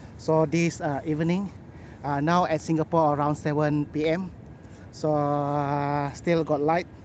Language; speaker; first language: English; non-native, local second language; Malay